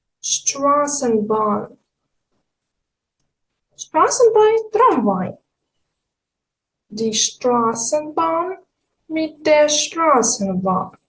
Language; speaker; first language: German; non-native, fluent; Ukrainian